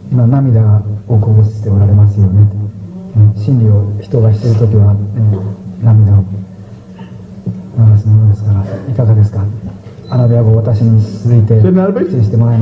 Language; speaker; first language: Japanese; native; Japanese